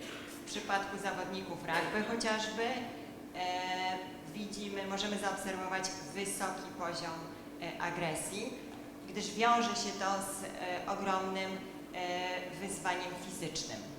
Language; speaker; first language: Polish; native; Polish